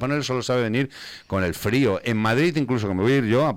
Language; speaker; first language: Spanish; native; Spanish